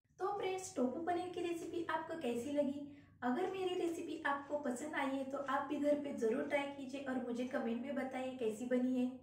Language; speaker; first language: Hindi; non-native, local second language; Marathi